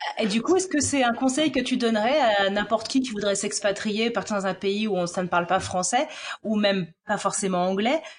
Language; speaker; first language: French; native; French